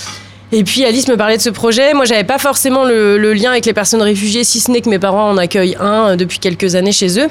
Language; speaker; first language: French; native; French